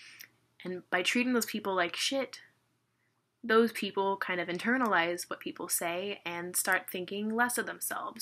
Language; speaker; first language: English; native; English